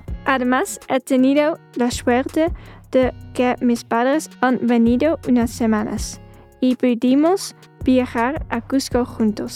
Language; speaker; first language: Spanish; non-native, fluent; Dutch